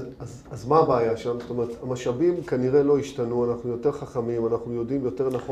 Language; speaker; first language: Hebrew; native; Hebrew